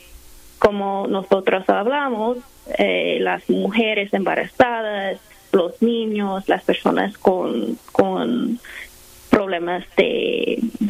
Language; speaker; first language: Spanish; non-native, fluent; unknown